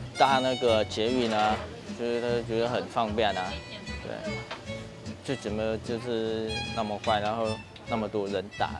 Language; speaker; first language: Chinese; non-native, fluent; Vietnamese